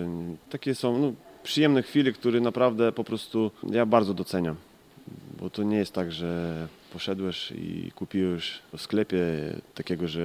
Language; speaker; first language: Polish; non-native, fluent; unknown